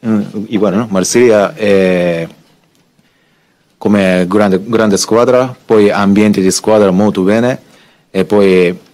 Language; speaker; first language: Italian; non-native, learner; Japanese